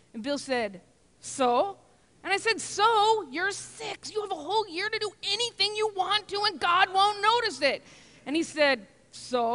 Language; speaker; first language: English; native; English